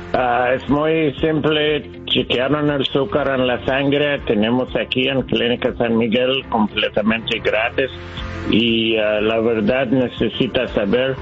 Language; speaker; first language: Spanish; non-native, learner; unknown